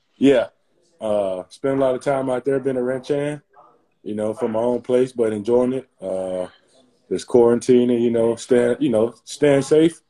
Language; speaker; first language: English; native; English